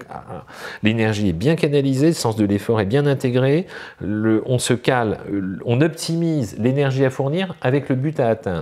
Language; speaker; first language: French; native; French